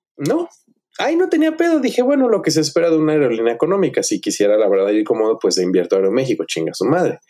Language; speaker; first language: Spanish; native; Spanish